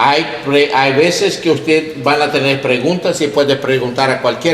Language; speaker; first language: Spanish; non-native, learner; English